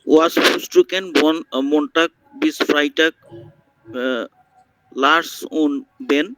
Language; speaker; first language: German; non-native, learner; Bangla